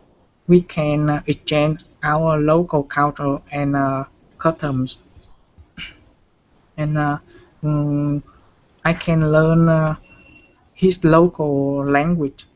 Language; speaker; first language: English; non-native, learner; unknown